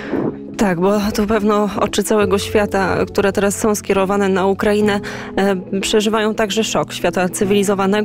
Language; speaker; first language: Polish; native; Polish